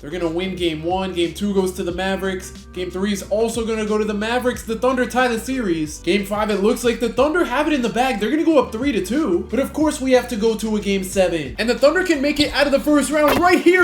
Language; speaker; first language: English; native; English